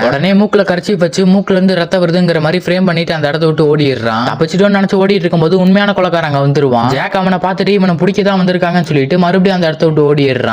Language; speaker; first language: Tamil; native; Tamil